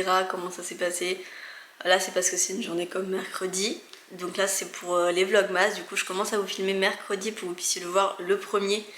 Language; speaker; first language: French; native; French